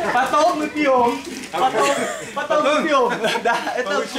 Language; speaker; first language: Russian; non-native, learner; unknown